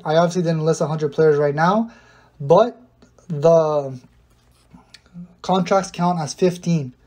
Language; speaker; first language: English; native; English